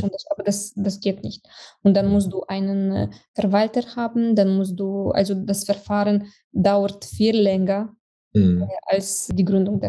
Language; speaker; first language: German; non-native, fluent; Romanian